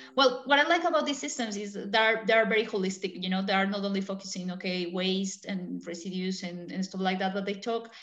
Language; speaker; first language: English; non-native, fluent; Spanish